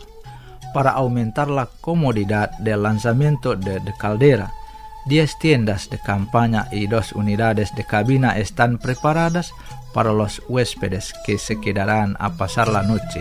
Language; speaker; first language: Spanish; non-native, fluent; Indonesian